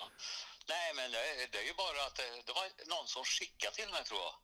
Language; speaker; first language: Swedish; native; Swedish